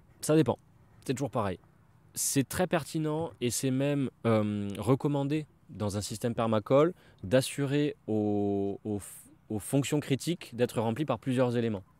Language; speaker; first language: French; native; French